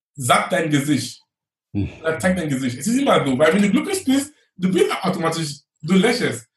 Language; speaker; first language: German; non-native, fluent; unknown